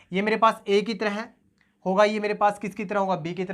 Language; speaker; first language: Hindi; native; Hindi